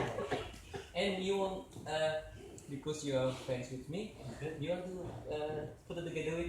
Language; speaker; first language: English; non-native, learner; Indonesian